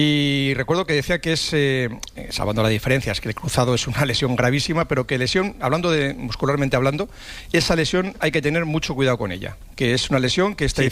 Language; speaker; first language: Spanish; native; Spanish